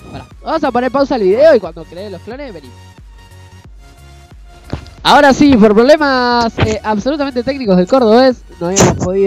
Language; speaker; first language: Spanish; native; Spanish